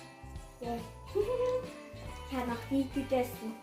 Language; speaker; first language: German; early bilingual, other home language; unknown